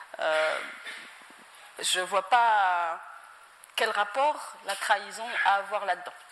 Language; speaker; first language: French; non-native, local second language; Arabic